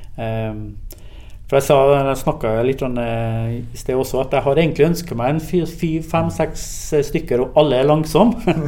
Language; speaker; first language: Norwegian; early bilingual, other home language; English